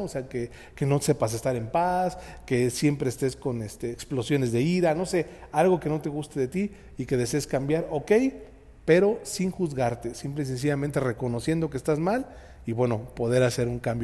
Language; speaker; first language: Spanish; native; Spanish